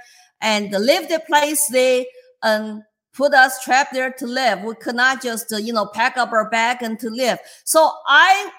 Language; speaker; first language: English; non-native, fluent; Chinese